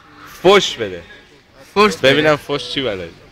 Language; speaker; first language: Persian; non-native, learner; Chinese